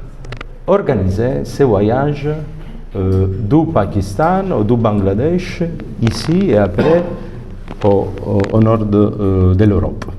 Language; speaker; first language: French; non-native, fluent; Italian